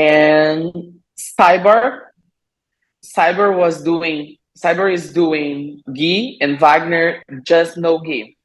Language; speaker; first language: English; non-native, learner; Portuguese